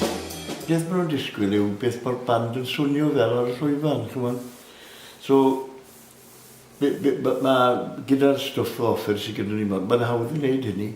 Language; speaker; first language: Welsh; native; Welsh